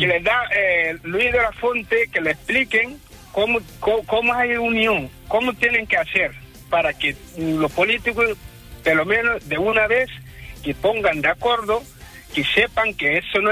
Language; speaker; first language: Spanish; non-native, fluent; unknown